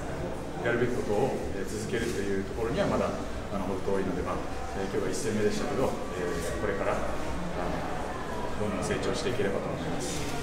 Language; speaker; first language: Japanese; native; Japanese